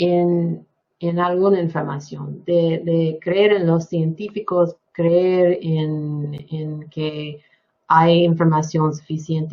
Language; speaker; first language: Spanish; non-native, fluent; English